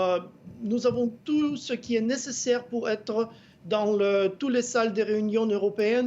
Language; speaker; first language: French; non-native, fluent; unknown